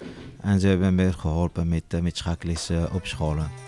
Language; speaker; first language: Dutch; non-native, local second language; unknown